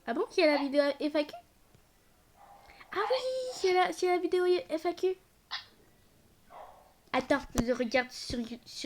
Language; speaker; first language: French; native; French